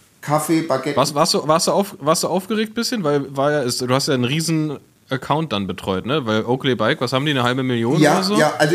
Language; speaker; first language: German; native; German